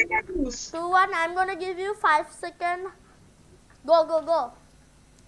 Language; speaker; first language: English; non-native, learner; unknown